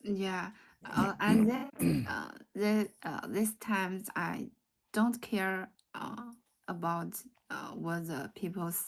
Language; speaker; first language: English; non-native, learner; Chinese